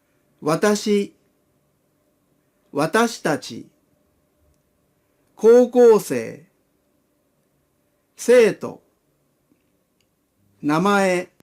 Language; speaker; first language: Japanese; non-native, learner; Indonesian